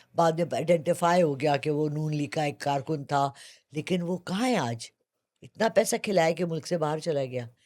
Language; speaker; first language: Urdu; native; Urdu